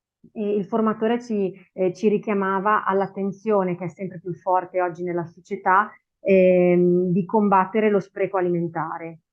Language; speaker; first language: Italian; native; Italian